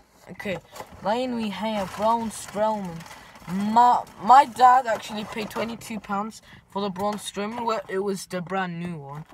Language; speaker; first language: English; native; English